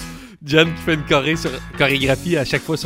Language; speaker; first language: French; native; French